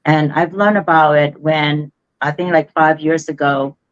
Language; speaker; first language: English; non-native, fluent; Khmer